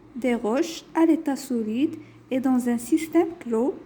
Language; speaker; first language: French; non-native, local second language; Arabic